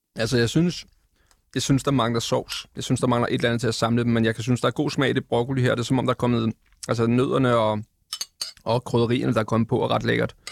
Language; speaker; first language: Danish; native; Danish